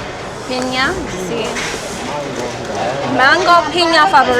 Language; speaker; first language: Spanish; non-native, learner; English